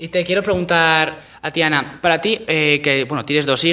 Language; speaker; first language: Spanish; native; Spanish